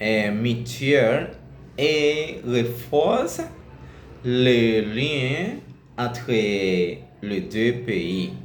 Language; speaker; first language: French; non-native, learner; Spanish